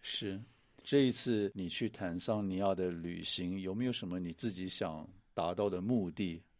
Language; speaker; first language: Chinese; native; Chinese